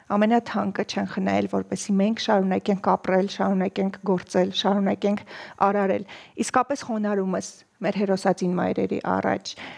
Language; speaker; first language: Armenian; native; Armenian